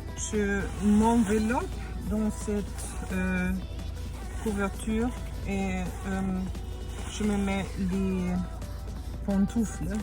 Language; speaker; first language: French; non-native, fluent; German